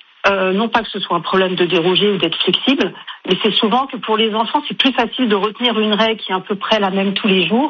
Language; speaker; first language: French; native; French